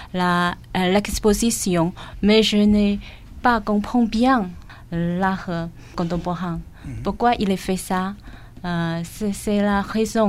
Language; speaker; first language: French; non-native, learner; Chinese